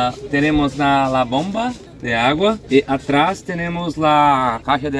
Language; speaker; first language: Spanish; non-native, learner; Portuguese